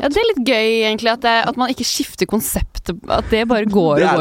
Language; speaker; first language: Norwegian; native; Norwegian